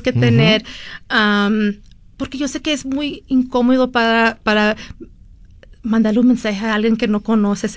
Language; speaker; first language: Spanish; early bilingual, heritage; Spanish